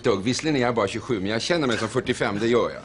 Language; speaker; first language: Swedish; native; Swedish